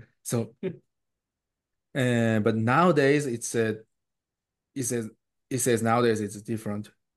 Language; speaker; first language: English; non-native, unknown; Korean